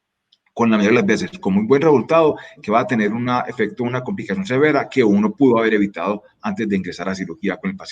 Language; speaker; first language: Spanish; native; Spanish